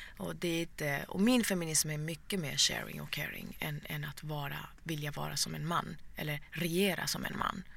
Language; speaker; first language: Swedish; early bilingual, other home language; Persian